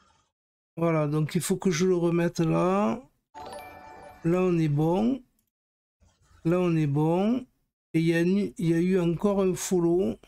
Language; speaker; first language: French; native; French